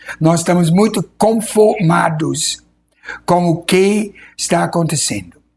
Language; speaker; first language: Portuguese; non-native, fluent; English